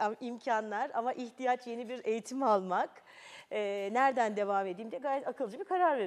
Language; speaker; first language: Turkish; native; Turkish